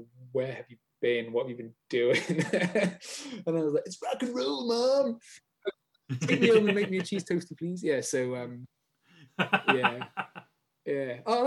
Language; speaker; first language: English; native; English